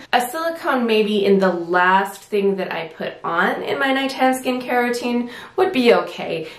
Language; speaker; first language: English; native; English